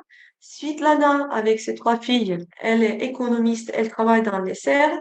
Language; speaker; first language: French; non-native, fluent; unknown